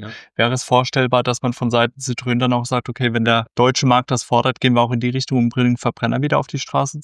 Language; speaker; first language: German; native; German